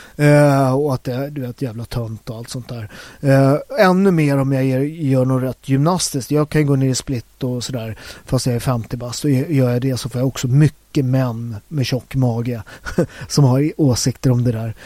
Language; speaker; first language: Swedish; early bilingual, other home language; Italian